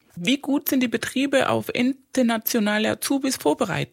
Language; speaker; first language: German; non-native, fluent; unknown